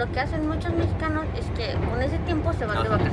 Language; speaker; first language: Spanish; native; Spanish